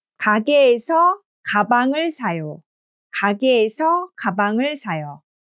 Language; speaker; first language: Korean; native; Korean